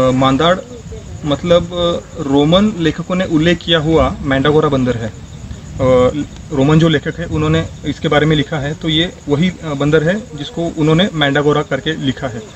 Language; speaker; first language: Hindi; non-native, local second language; Marathi